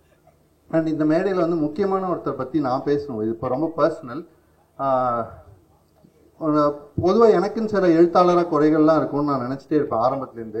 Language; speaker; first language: Tamil; native; Tamil